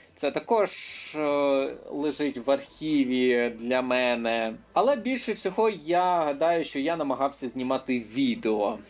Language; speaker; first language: Ukrainian; native; Ukrainian